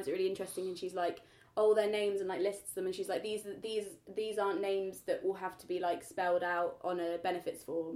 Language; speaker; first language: English; native; English